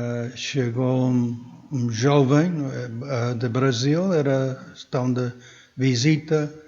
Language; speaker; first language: Portuguese; non-native, fluent; English